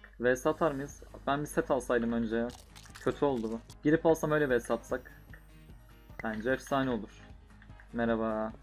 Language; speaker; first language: Turkish; native; Turkish